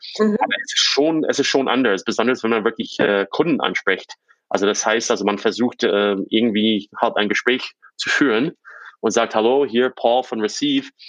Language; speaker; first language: German; non-native, fluent; English